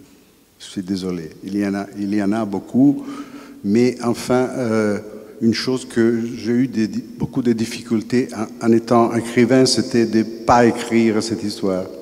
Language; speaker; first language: French; non-native, fluent; Italian